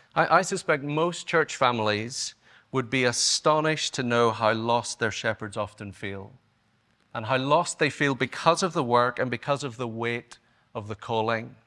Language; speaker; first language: English; native; English